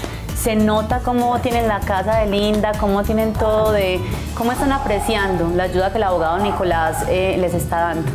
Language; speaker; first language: Spanish; native; Spanish